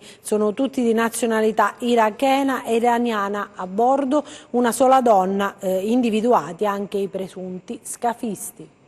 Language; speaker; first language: Italian; native; Italian